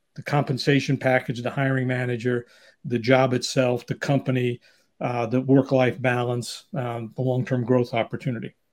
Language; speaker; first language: English; native; English